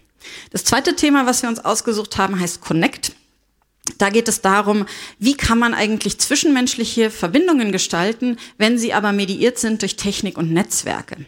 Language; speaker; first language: German; native; German